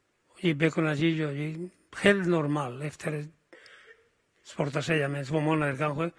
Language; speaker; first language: Swedish; non-native, fluent; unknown